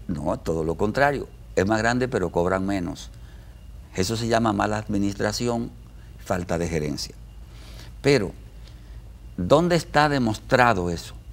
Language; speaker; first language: Spanish; native; Spanish